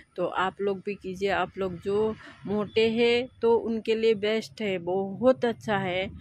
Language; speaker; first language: Hindi; non-native, local second language; Nepali